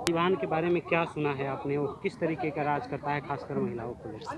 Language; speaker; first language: Hindi; native; Hindi